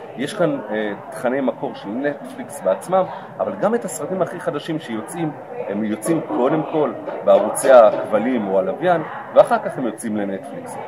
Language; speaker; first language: Hebrew; native; Hebrew